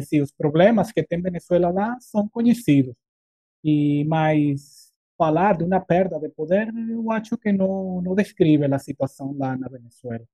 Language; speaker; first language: Portuguese; non-native, fluent; Spanish